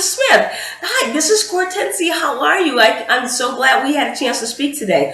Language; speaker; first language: English; native; English